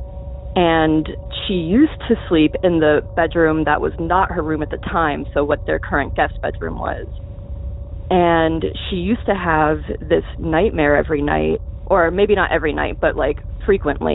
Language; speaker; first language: English; native; English